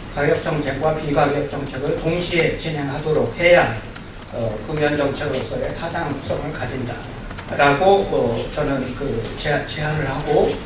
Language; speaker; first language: Korean; native; Korean